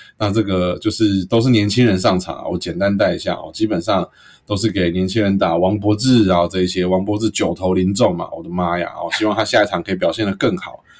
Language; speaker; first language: Chinese; native; Chinese